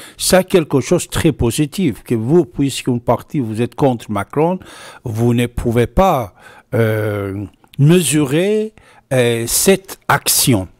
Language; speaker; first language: French; non-native, fluent; Persian